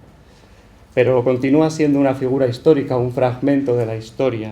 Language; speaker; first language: Spanish; native; Spanish